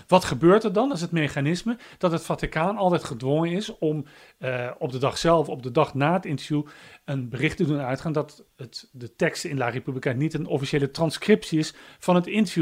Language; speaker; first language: Dutch; native; Dutch